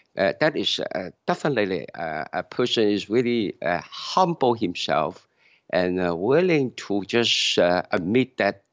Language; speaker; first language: English; non-native, local second language; Cantonese